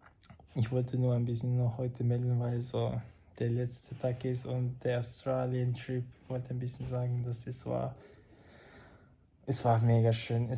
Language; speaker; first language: German; non-native, fluent; Croatian